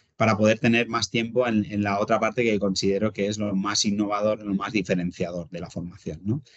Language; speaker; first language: Spanish; native; Spanish